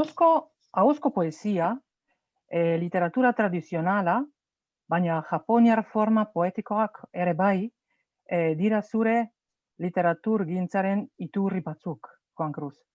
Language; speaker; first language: Basque; non-native, fluent; Slovenian